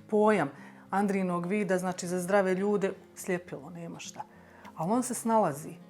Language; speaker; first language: Bosnian; native; Bosnian